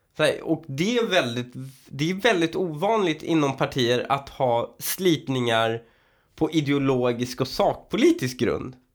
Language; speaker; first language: Swedish; early bilingual, other home language; Persian